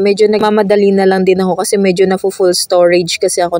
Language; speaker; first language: Filipino; native; Filipino